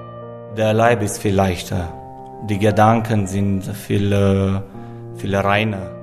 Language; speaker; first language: German; non-native, fluent; Romanian